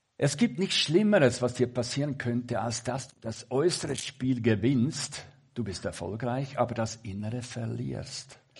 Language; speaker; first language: German; native; German